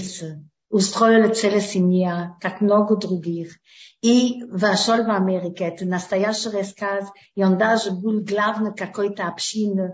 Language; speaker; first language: Russian; early bilingual, heritage; Hebrew